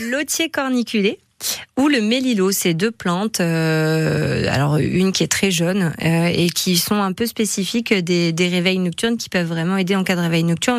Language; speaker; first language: French; native; French